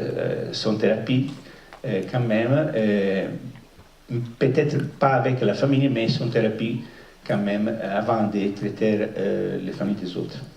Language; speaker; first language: French; non-native, fluent; Italian